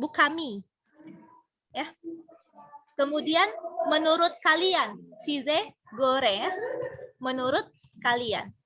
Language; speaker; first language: Indonesian; non-native, fluent; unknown